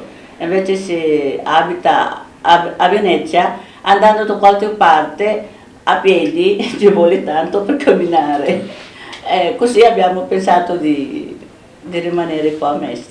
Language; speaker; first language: Italian; non-native, fluent; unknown